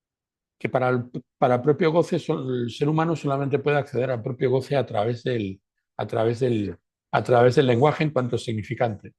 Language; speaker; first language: Spanish; native; Spanish